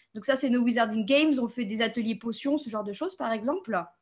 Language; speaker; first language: French; native; French